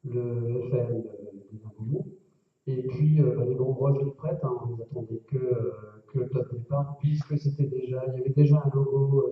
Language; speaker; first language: French; native; French